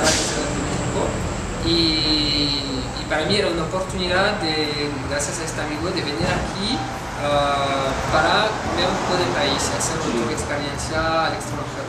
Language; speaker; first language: Spanish; non-native, fluent; French